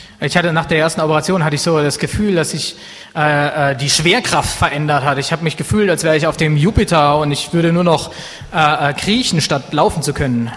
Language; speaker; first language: German; native; German